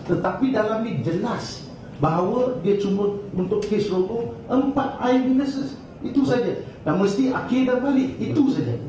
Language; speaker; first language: Malay; non-native, local second language; Chinese